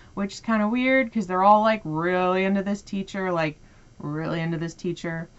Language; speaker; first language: English; native; English